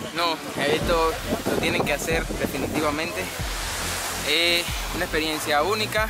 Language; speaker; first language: Spanish; native; Spanish